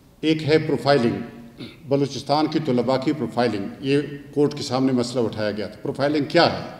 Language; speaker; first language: Urdu; non-native, local second language; Pashto